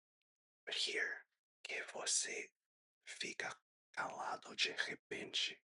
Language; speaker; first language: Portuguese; non-native, learner; English